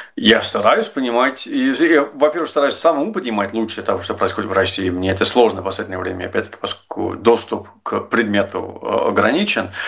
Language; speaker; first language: Russian; non-native, fluent; English